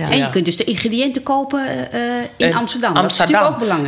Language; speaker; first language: Dutch; native; Dutch